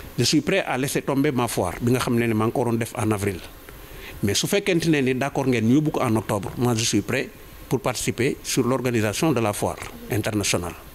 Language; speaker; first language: French; non-native, local second language; Wolof